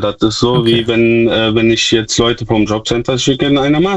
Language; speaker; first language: German; native; German